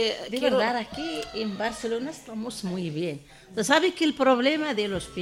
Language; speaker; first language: Spanish; non-native, learner; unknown